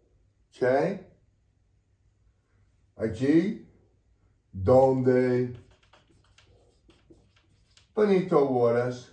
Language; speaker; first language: Spanish; non-native, learner; English